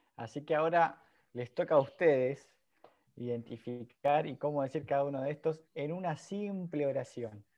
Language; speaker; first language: Spanish; native; Spanish